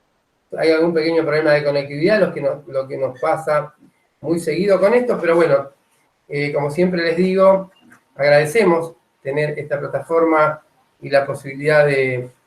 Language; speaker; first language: Spanish; native; Spanish